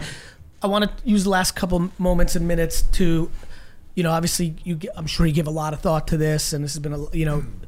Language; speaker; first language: English; native; English